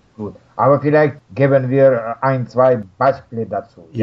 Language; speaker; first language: German; non-native, fluent; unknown